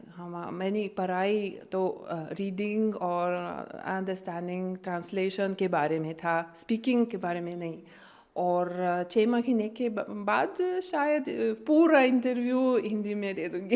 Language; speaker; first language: Hindi; non-native, learner; Lithuanian